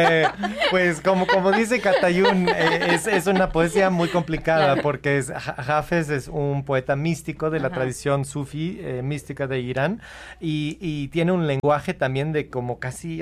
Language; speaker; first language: Spanish; non-native, fluent; English